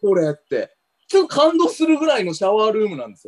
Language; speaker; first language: Japanese; native; Japanese